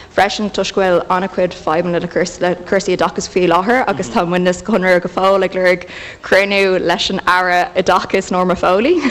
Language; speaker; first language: Irish; native; Irish